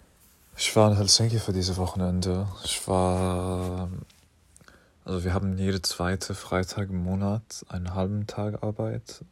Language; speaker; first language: German; non-native, learner; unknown